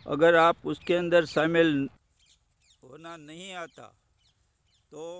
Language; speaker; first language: Hindi; non-native, local second language; Gujarati